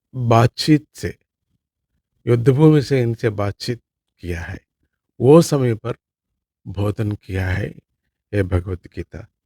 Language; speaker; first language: Hindi; non-native, local second language; Kannada